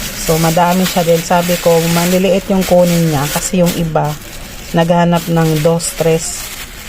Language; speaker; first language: Filipino; non-native, local second language; Cebuano